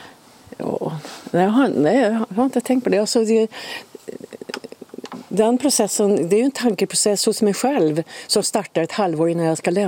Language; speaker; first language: Swedish; native; Swedish